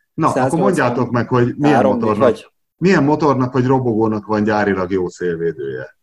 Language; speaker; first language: Hungarian; native; Hungarian